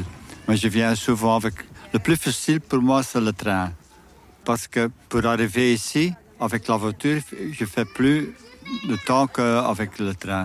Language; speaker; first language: French; non-native, local second language; Dutch